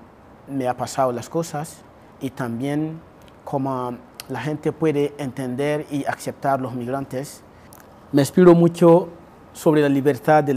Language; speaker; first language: Spanish; non-native, fluent; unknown